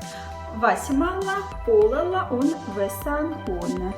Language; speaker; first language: Finnish; non-native, learner; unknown